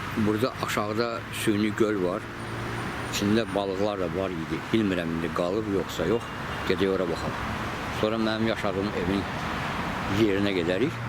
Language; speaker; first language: Azerbaijani; native; Azerbaijani